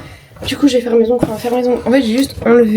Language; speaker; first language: French; native; French